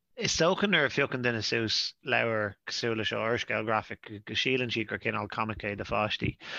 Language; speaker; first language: Irish; non-native, local second language; English